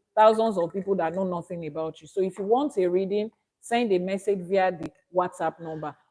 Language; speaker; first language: English; non-native, local second language; Yoruba